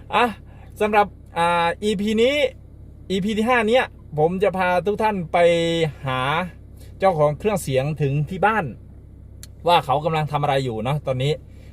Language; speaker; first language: Thai; non-native, local second language; Khmer